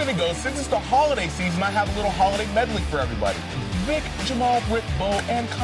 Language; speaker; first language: English; native; English